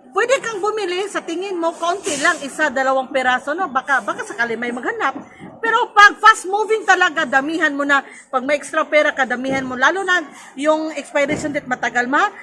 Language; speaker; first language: Filipino; non-native, local second language; Cebuano